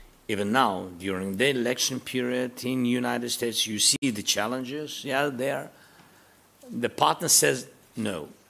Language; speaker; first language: English; non-native, fluent; Russian